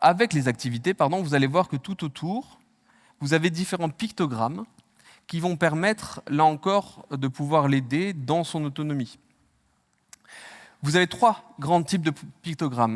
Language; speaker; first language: French; native; French